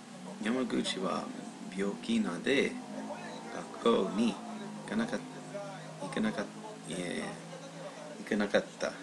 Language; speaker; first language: Japanese; non-native, learner; English